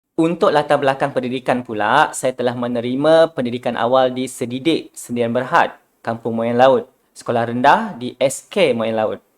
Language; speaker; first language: Malay; native; Malay